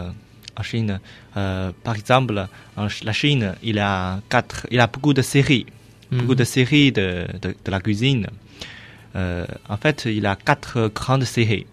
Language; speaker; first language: French; non-native, learner; Chinese